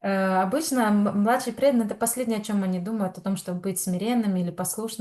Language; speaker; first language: Russian; native; Russian